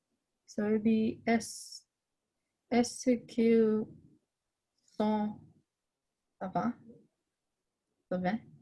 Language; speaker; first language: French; non-native, learner; English